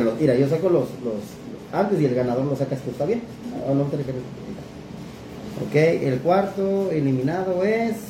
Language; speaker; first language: Spanish; native; Spanish